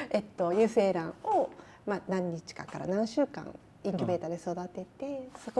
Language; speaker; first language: Japanese; native; Japanese